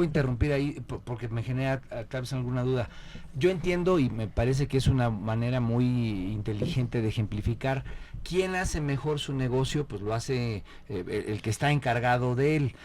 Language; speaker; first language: Spanish; native; Spanish